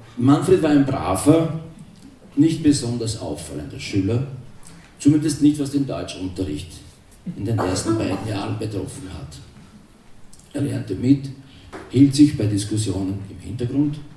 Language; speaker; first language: German; non-native, local second language; Croatian